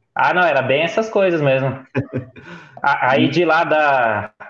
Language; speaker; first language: Portuguese; native; Portuguese